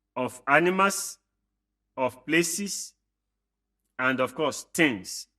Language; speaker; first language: English; non-native, local second language; Yoruba